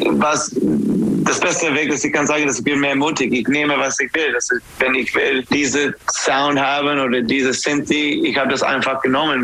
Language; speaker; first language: German; non-native, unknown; English